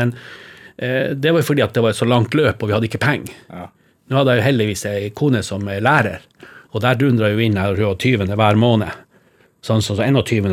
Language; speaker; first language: Norwegian; native; Norwegian